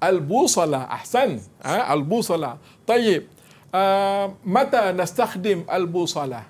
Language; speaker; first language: Arabic; non-native, fluent; Malay